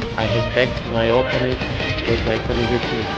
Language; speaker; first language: English; non-native, learner; Portuguese